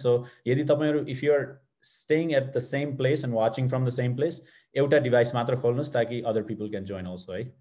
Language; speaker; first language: English; non-native, local second language; Nepali